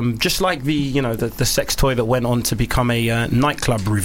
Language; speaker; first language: English; native; English